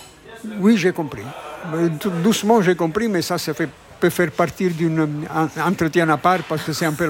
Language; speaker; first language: French; non-native, fluent; Italian